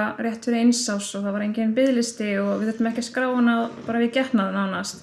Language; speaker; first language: Icelandic; native; Icelandic